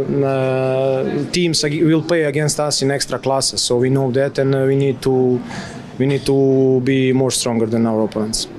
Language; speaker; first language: English; non-native, fluent; Polish